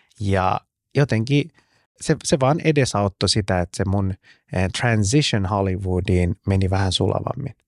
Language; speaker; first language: Finnish; early bilingual, other home language; Persian